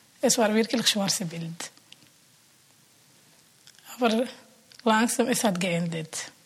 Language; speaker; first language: German; non-native, learner; Somali